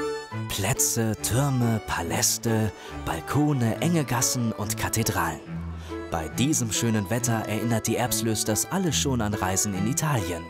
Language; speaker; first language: German; native; German